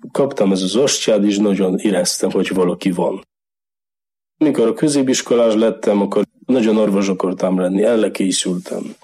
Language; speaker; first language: Hungarian; non-native, learner; Polish